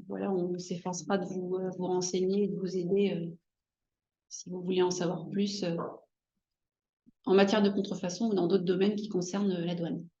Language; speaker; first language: French; native; French